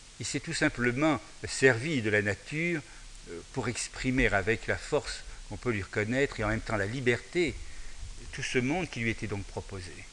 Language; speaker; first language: French; native; French